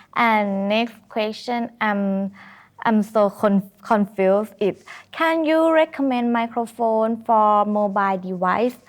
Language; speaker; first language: English; non-native, learner; Thai